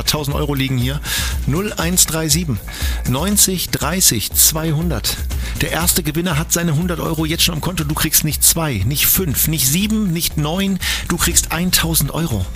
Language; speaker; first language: German; native; German